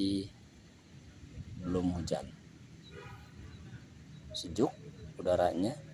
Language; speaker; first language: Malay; non-native, local second language; Sundanese